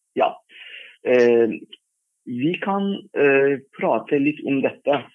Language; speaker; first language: Norwegian; non-native, fluent; Turkish